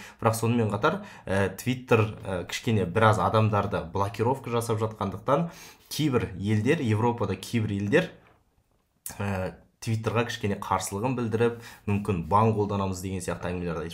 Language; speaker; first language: Kazakh; native; Kazakh